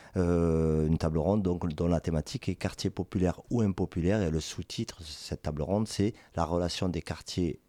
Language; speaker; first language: French; native; French